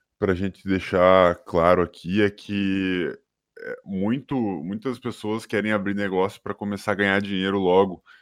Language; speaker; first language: Portuguese; native; Portuguese